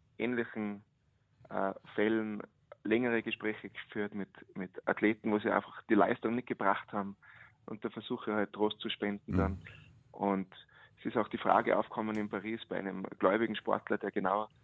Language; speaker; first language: German; native; German